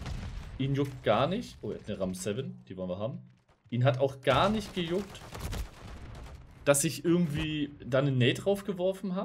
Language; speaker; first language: German; native; German